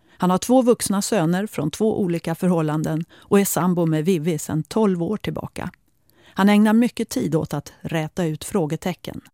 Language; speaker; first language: Swedish; native; Swedish